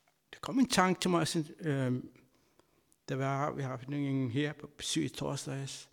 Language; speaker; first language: Danish; non-native, fluent; Kabuverdianu